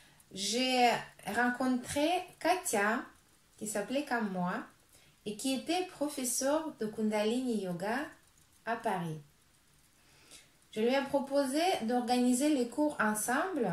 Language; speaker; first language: French; non-native, fluent; Russian